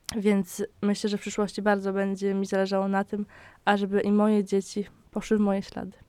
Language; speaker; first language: Polish; native; Polish